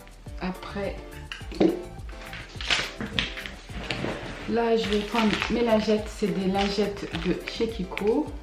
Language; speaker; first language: French; early bilingual, other home language; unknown